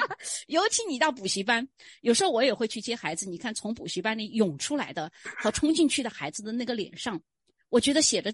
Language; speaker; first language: Chinese; native; Chinese